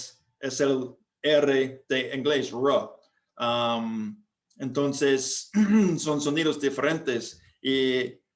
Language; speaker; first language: Spanish; non-native, fluent; English